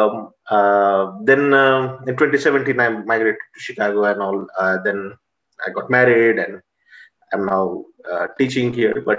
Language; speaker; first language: English; non-native, local second language; Marathi